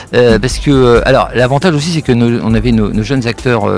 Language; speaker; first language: French; native; French